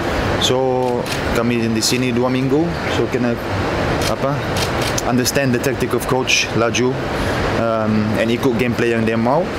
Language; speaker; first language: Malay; non-native, fluent; English